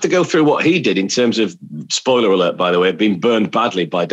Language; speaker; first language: English; native; English